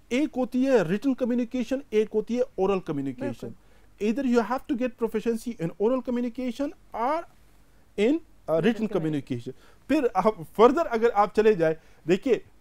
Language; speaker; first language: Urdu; non-native, local second language; Pashto